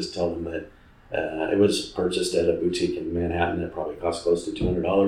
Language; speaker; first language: English; native; English